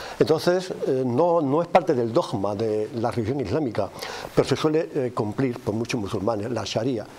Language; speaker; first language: Spanish; native; Spanish